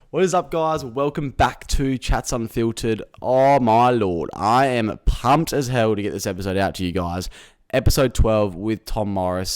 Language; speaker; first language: English; native; English